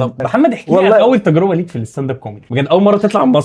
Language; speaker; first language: Arabic; native; Arabic